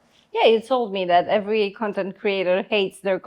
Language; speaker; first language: English; non-native, fluent; Romanian